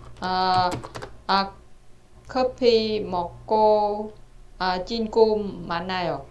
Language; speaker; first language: Korean; non-native, learner; Vietnamese